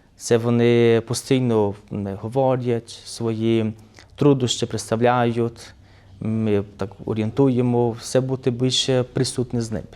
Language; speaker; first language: Ukrainian; early bilingual, heritage; Ukrainian